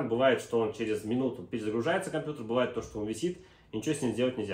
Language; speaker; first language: Russian; native; Russian